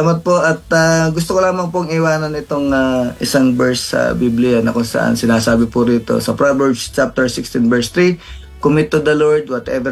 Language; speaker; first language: Filipino; native; Filipino